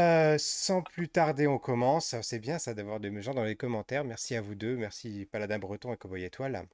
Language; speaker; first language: French; native; French